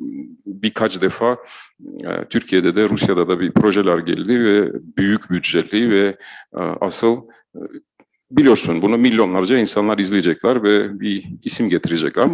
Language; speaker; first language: Turkish; non-native, fluent; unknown